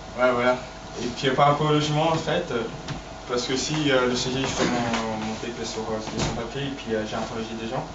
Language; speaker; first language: French; non-native, fluent; Portuguese